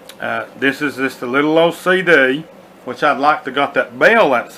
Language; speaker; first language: English; native; English